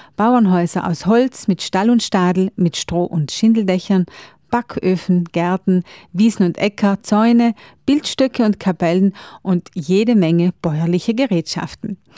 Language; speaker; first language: German; native; German